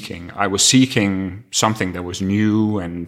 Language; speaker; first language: English; non-native, fluent; Danish